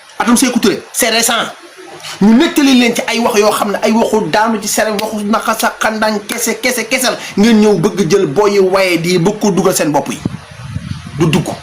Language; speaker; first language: Wolof; non-native, local second language; Fula